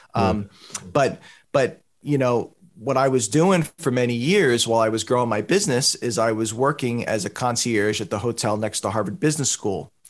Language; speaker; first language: English; native; English